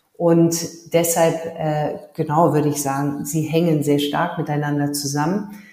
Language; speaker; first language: German; early bilingual, heritage; German